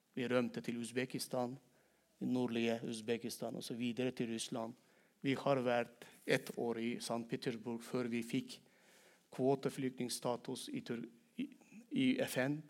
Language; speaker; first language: Norwegian; non-native, fluent; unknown